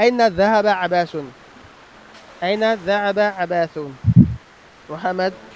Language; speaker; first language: Arabic; non-native, fluent; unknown